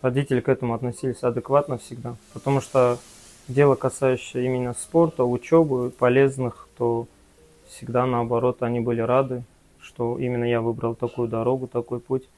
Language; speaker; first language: Russian; non-native, local second language; Kazakh